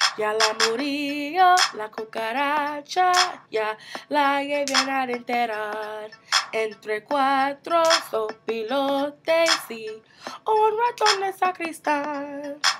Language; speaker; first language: Spanish; non-native, learner; English